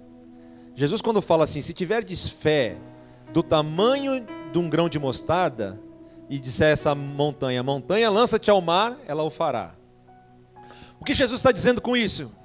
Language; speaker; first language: Portuguese; native; Portuguese